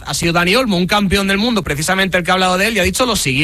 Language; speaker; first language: Spanish; native; Spanish